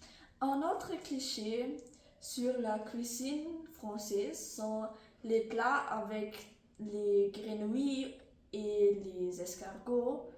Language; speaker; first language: French; non-native, learner; German